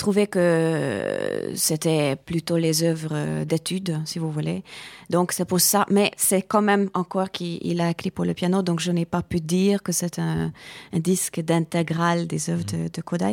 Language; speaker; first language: French; non-native, fluent; Hungarian